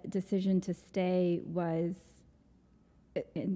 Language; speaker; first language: English; non-native, local second language; Gujarati